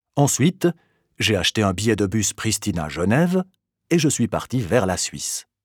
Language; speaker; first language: French; non-native, fluent; Albanian